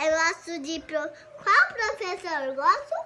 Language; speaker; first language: Portuguese; early bilingual, heritage; Portuguese